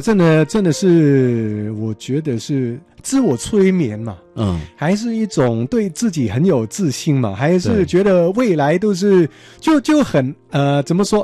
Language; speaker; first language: Chinese; non-native, local second language; Cantonese